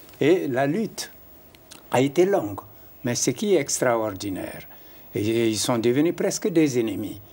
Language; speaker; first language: French; non-native, local second language; Mandingo